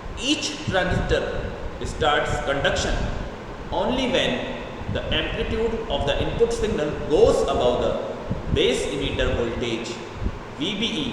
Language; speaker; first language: English; non-native, local second language; Hindi